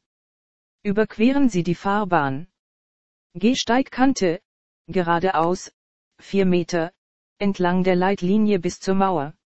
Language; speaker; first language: German; native; German